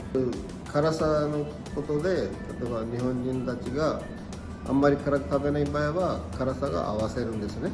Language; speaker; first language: Japanese; non-native, fluent; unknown